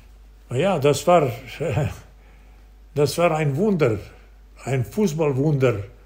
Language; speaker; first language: German; non-native, fluent; Serbian